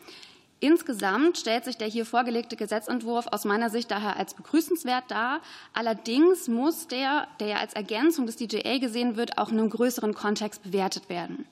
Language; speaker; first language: German; native; German